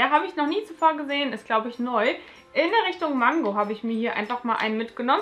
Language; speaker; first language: German; native; German